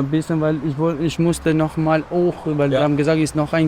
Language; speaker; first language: German; non-native, learner; Albanian